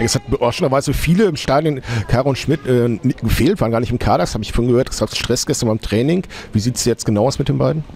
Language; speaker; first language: German; native; German